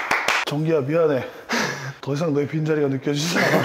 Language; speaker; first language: Korean; native; Korean